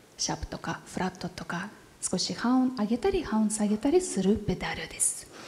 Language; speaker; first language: Japanese; non-native, fluent; Ukrainian